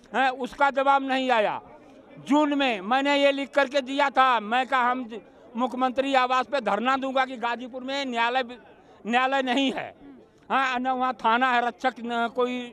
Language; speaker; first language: Hindi; native; Hindi